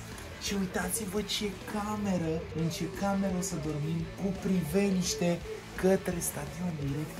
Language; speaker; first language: Romanian; native; Romanian